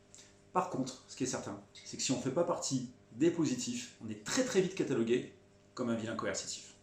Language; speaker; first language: French; native; French